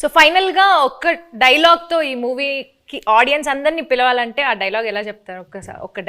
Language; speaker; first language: Telugu; native; Telugu